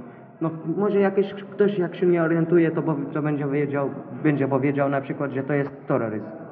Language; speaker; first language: Polish; non-native, learner; Arabic